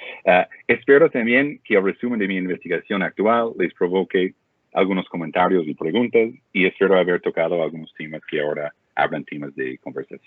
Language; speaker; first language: Spanish; non-native, fluent; English